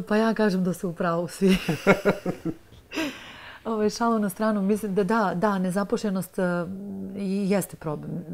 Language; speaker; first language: Serbian; native; Serbian